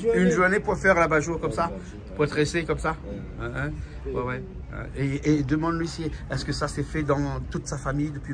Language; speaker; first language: French; native; French